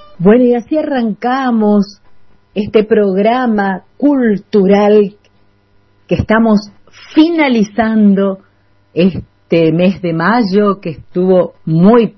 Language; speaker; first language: Spanish; native; Spanish